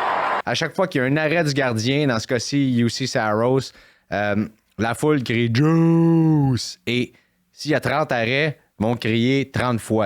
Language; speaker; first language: French; native; French